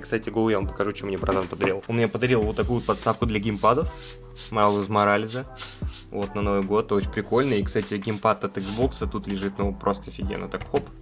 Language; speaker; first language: Russian; native; Russian